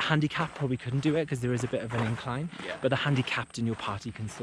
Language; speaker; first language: English; native; English